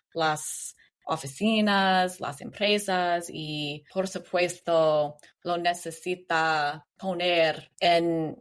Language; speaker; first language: Spanish; non-native, learner; English